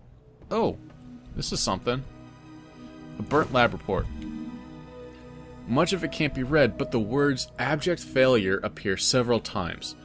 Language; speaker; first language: English; native; English